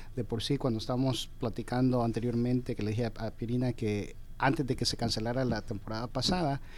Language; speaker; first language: Spanish; early bilingual, heritage; Spanish